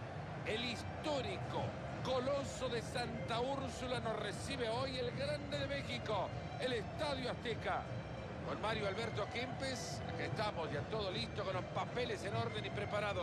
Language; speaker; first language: Spanish; native; Spanish